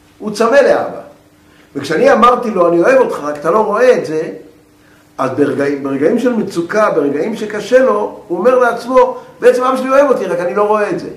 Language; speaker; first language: Hebrew; native; Hebrew